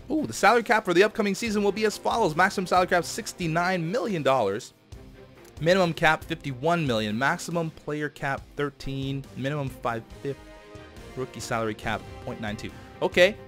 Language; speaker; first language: English; native; English